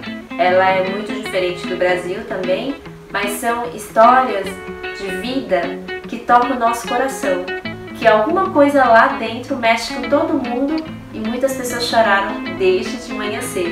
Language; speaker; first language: Portuguese; early bilingual, heritage; Korean